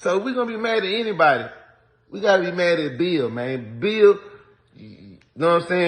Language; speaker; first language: English; native; English